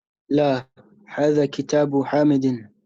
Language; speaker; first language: Arabic; non-native, learner; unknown